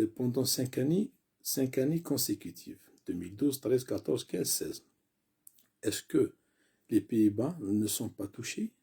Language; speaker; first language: French; non-native, local second language; Arabic